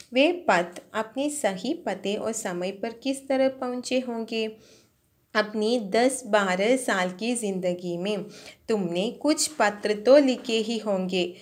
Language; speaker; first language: Hindi; non-native, local second language; Malayalam